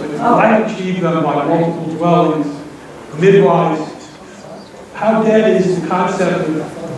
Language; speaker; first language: English; non-native, fluent; Greek